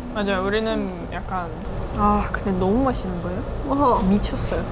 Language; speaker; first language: Korean; non-native, fluent; Estonian